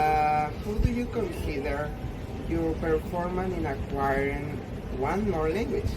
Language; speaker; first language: English; non-native, learner; Spanish